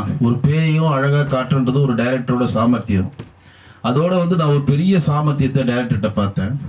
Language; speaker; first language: Tamil; native; Tamil